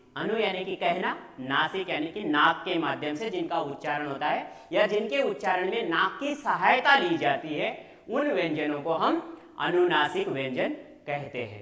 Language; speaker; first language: Hindi; non-native, local second language; Marathi